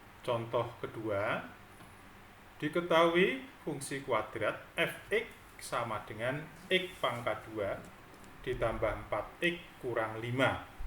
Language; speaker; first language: Indonesian; native; Indonesian